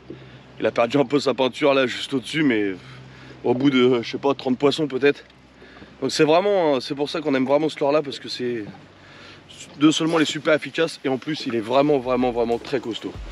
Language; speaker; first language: French; native; French